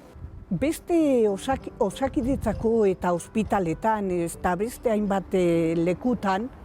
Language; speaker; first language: Basque; non-native, local second language; Spanish